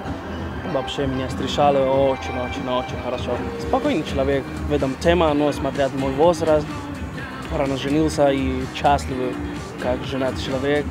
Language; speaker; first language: Russian; non-native, learner; Spanish